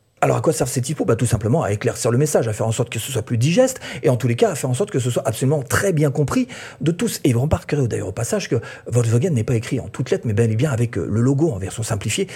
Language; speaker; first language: French; native; French